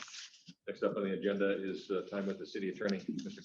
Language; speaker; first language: English; native; English